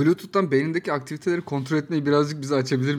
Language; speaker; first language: Turkish; native; Turkish